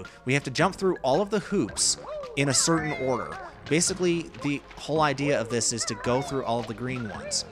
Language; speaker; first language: English; native; English